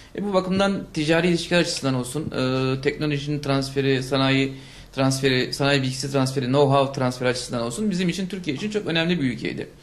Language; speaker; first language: Turkish; native; Turkish